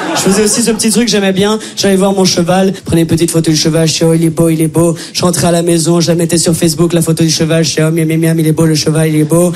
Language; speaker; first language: French; native; French